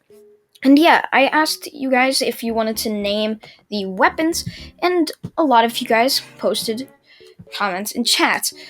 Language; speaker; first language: English; native; English